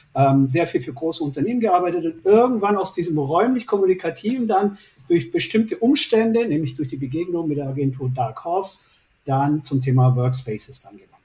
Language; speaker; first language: German; early bilingual, other home language; Turkish